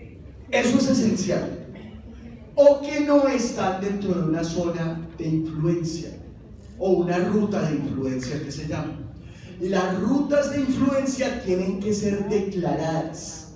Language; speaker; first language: Spanish; native; Spanish